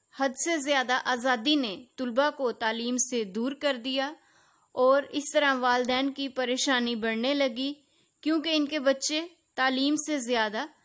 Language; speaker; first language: Urdu; native; Urdu